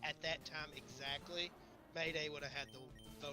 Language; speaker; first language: English; native; English